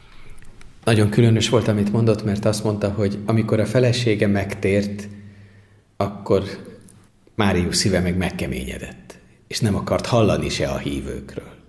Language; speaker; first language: Hungarian; native; Hungarian